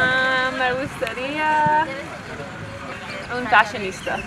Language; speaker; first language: Spanish; non-native, learner; English